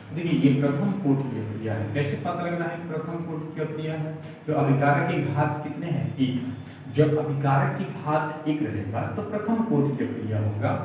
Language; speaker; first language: Hindi; native; Hindi